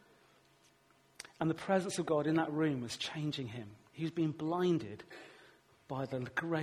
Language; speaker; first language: English; native; English